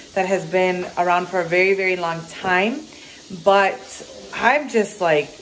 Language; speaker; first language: English; early bilingual, other home language; Spanish